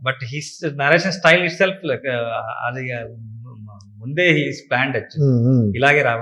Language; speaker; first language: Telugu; non-native, learner; Kannada